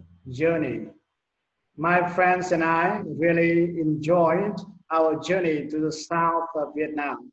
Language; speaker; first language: English; non-native, learner; Vietnamese